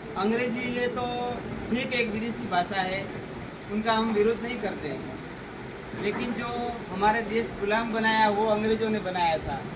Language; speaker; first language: Hindi; non-native, local second language; Gujarati